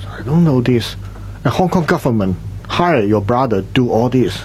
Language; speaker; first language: English; non-native, local second language; Cantonese